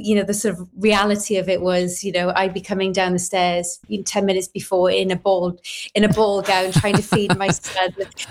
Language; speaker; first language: English; native; English